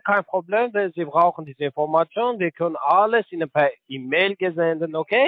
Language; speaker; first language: German; non-native, learner; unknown